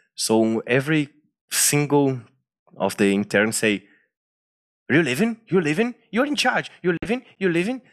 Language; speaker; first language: English; non-native, fluent; Portuguese